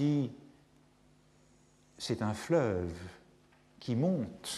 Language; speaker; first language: French; native; French